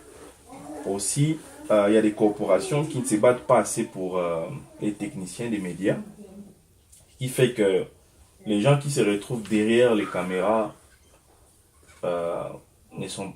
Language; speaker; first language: French; non-native, local second language; Lingala